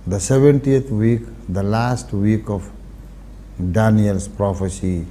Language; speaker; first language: English; non-native, local second language; Telugu